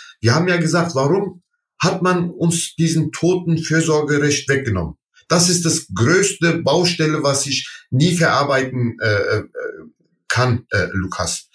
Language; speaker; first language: German; early bilingual, other home language; Turkish